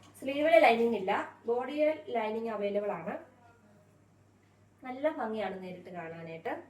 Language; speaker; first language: Malayalam; native; Malayalam